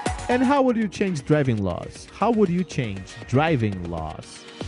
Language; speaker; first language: English; non-native, fluent; Portuguese